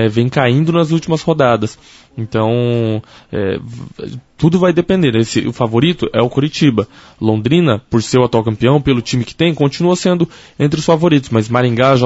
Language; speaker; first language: Portuguese; native; Portuguese